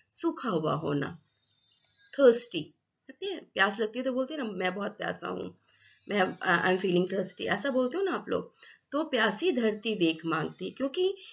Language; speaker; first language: Hindi; non-native, local second language; Assamese